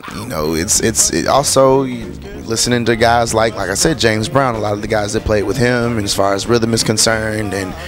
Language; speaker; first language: English; native; English